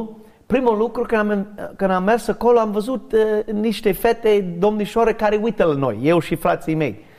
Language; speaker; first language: Romanian; non-native, learner; English